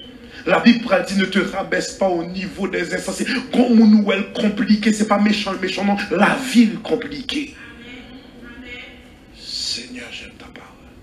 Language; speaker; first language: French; non-native, local second language; Haitian Creole